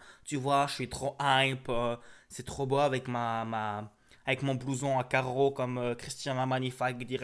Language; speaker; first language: French; native; French